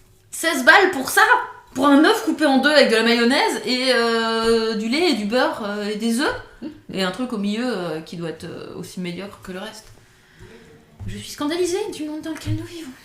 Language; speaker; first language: French; native; French